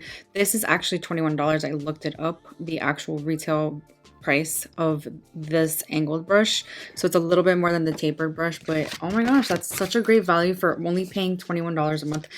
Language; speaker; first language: English; native; English